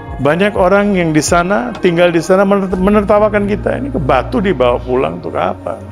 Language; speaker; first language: Indonesian; early bilingual, other home language; Sindhi